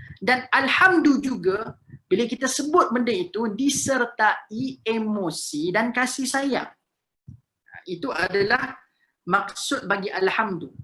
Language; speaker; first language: Malay; native; Malay